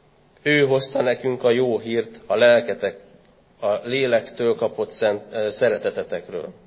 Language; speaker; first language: Hungarian; native; Hungarian